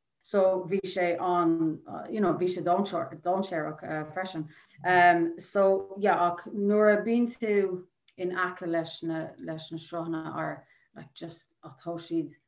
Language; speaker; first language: Irish; non-native, local second language; English